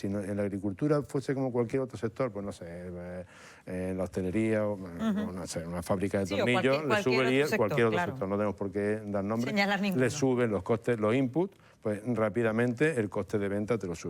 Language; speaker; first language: Spanish; native; Spanish